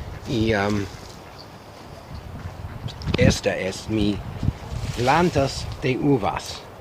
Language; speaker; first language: Spanish; non-native, learner; English